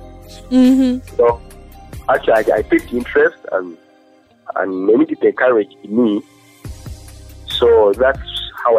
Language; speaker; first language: English; non-native, local second language; Ganda